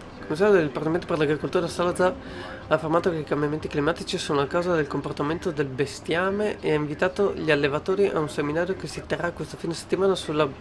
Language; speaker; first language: Italian; native; Italian